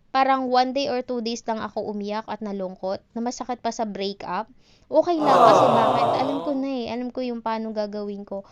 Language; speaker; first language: Filipino; native; Filipino